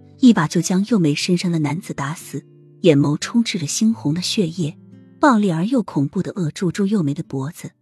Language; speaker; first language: Chinese; native; Chinese